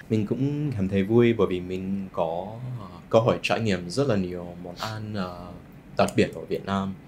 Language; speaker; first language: Vietnamese; non-native, fluent; English